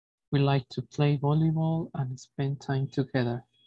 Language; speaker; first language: English; non-native, fluent; Spanish